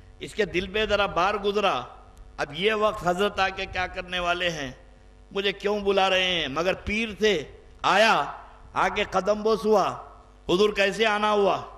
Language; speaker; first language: Urdu; native; Urdu